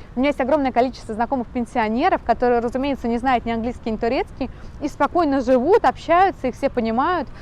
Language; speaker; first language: Russian; native; Russian